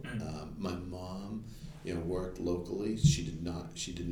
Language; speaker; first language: English; native; English